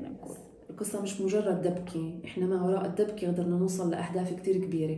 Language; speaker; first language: Arabic; native; Arabic